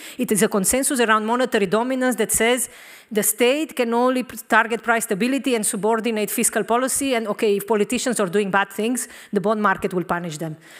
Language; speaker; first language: English; non-native, fluent; Romanian